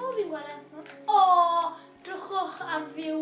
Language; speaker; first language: Welsh; native; Welsh